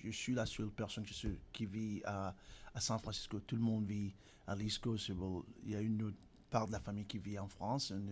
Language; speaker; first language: French; native; French